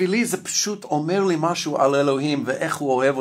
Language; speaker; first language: Hebrew; non-native, fluent; English